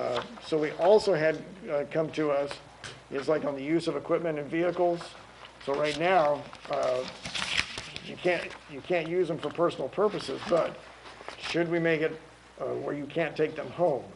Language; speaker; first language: English; native; English